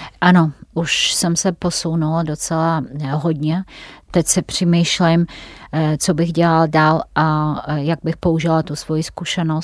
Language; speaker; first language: Czech; non-native, fluent; Russian